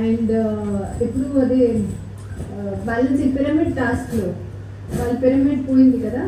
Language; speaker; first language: Telugu; non-native, learner; Hindi